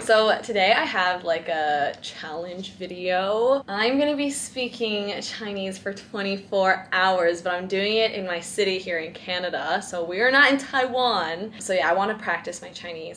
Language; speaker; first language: English; native; English